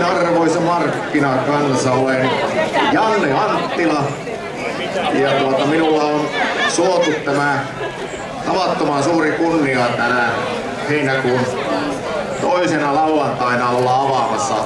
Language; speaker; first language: Finnish; native; Finnish